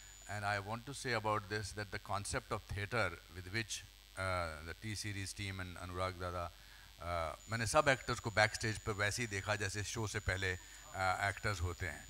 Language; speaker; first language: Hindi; native; Hindi